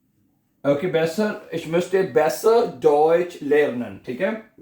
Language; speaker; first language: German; non-native, fluent; Urdu